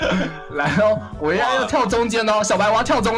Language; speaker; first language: Chinese; native; Chinese